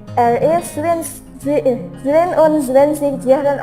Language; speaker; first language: German; non-native, learner; Indonesian